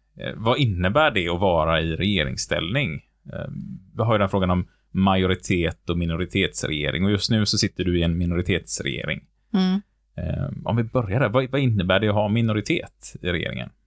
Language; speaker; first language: Swedish; native; Swedish